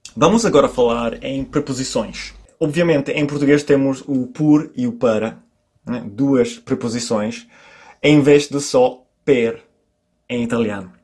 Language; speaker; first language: Portuguese; non-native, fluent; Italian